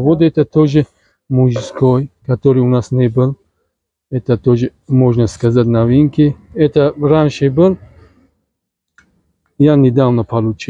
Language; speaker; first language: Russian; non-native, learner; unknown